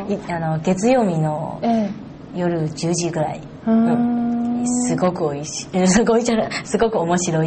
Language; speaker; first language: Japanese; non-native, learner; Chinese